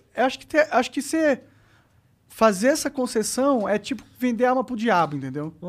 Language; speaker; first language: Portuguese; native; Portuguese